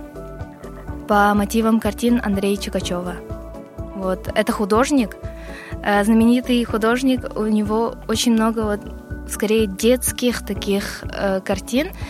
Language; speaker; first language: Russian; native; Russian